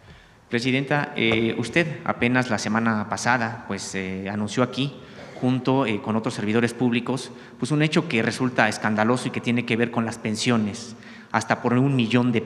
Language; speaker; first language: Spanish; native; Spanish